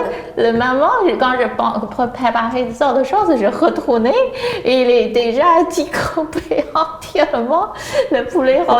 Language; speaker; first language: French; non-native, learner; Chinese